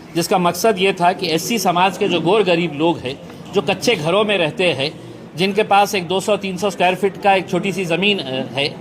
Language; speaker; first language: Hindi; non-native, local second language; Marathi